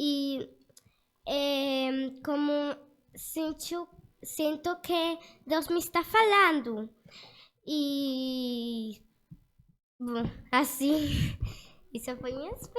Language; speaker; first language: Portuguese; early bilingual, other home language; Spanish